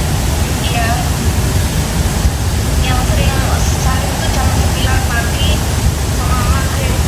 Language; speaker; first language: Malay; non-native, local second language; Javanese